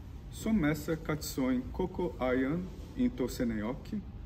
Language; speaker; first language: Finnish; non-native, learner; Portuguese